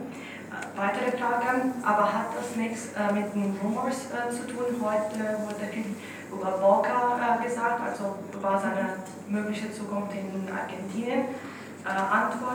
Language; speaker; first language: German; non-native, fluent; Italian